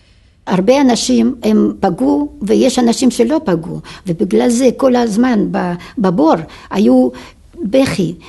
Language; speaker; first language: Hebrew; non-native, fluent; Yiddish